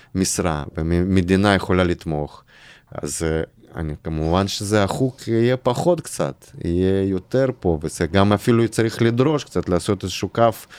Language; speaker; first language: Hebrew; non-native, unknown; Russian